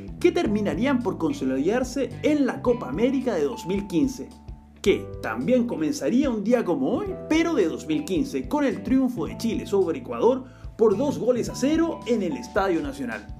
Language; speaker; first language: Spanish; native; Spanish